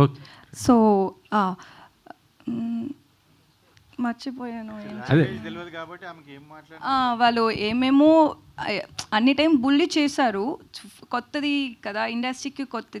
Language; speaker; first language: Telugu; non-native, fluent; Tamil